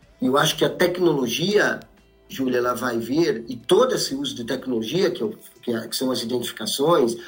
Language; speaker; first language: Portuguese; native; Portuguese